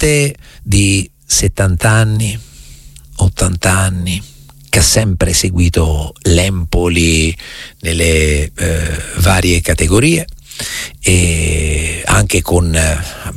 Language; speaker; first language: Italian; native; Italian